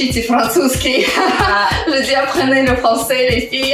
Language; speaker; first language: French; non-native, fluent; Russian